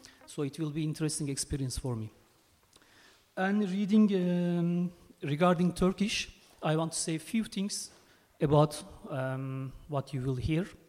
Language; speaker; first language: English; non-native, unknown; Turkish